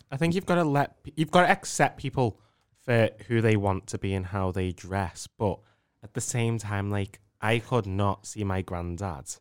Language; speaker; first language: English; native; English